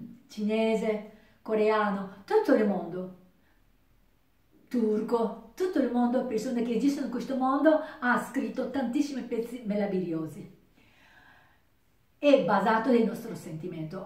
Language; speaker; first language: Italian; non-native, learner; Japanese